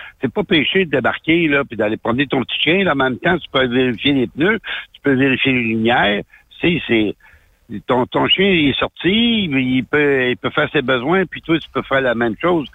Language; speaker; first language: French; native; French